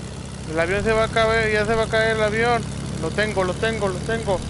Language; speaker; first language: Spanish; native; Spanish